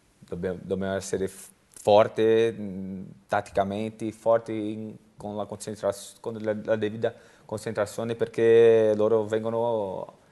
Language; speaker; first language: Italian; non-native, learner; Portuguese